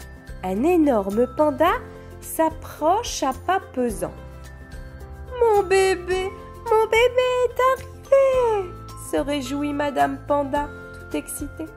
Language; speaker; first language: French; native; French